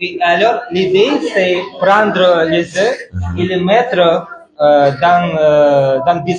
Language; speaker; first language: French; non-native, fluent; Russian